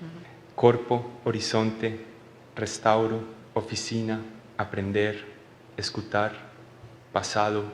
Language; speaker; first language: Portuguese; non-native, learner; Spanish